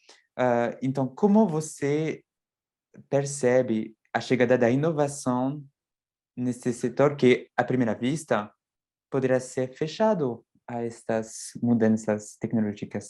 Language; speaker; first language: Portuguese; non-native, fluent; French